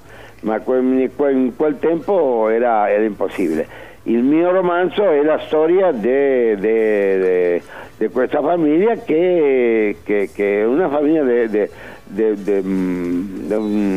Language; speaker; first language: Italian; early bilingual, heritage; Spanish